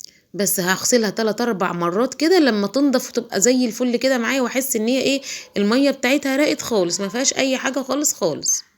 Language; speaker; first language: Arabic; native; Arabic